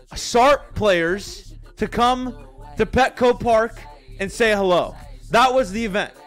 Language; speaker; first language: English; native; English